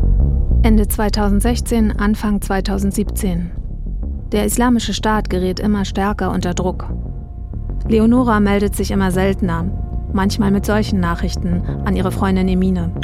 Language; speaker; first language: German; native; German